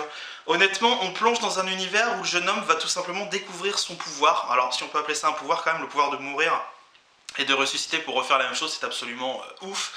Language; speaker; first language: French; native; French